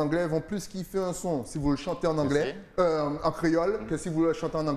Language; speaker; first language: French; native; French